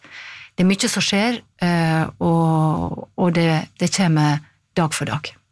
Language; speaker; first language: Norwegian; native; Norwegian